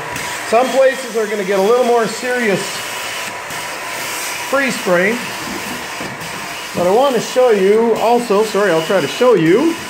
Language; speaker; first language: English; native; English